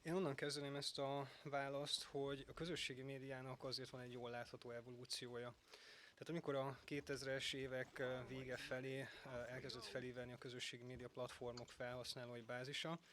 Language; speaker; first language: Hungarian; native; Hungarian